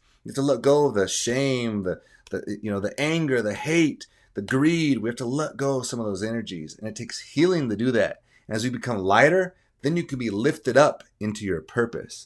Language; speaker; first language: English; native; English